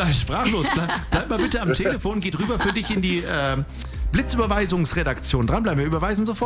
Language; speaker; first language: German; native; German